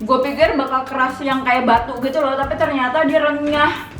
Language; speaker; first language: Indonesian; native; Indonesian